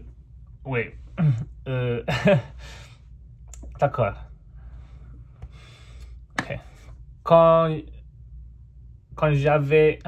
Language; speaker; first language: French; non-native, fluent; English